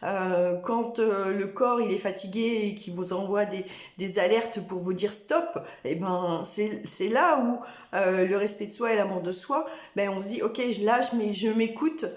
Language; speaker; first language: French; native; French